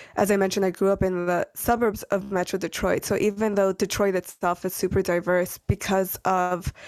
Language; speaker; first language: English; early bilingual, other home language; Spanish